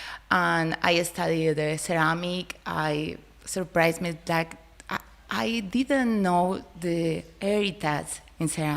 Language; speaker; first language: English; non-native, learner; Spanish